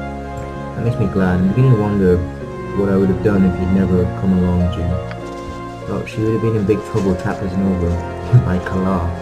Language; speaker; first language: English; native; English